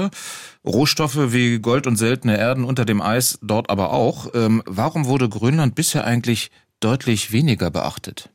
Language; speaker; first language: German; native; German